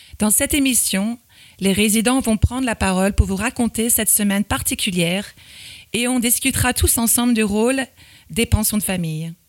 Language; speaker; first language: French; native; French